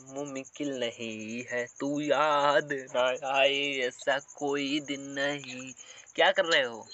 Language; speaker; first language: Hindi; native; Hindi